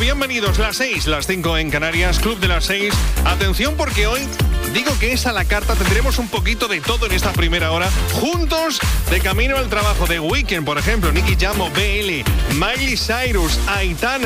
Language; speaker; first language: Spanish; native; Spanish